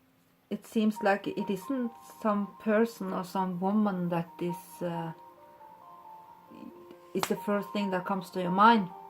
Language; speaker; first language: English; non-native, fluent; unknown